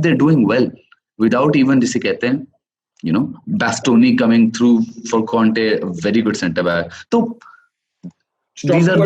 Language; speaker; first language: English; non-native, local second language; Urdu